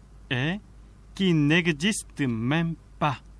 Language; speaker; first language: French; non-native, fluent; Korean